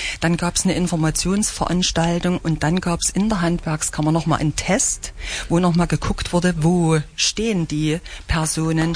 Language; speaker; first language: German; native; German